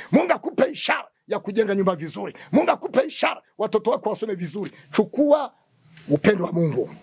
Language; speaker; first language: Swahili; non-native, local second language; Kinyarwanda